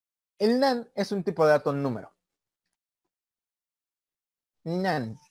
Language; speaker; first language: Spanish; native; Spanish